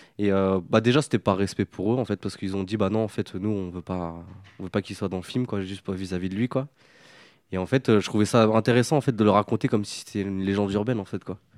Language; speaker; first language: French; native; French